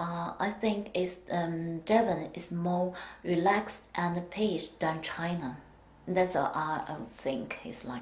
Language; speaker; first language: English; non-native, learner; Chinese